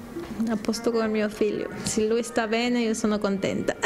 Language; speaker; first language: Italian; non-native, learner; Spanish